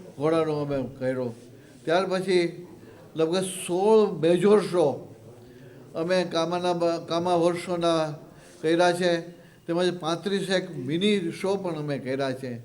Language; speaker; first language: Gujarati; native; Gujarati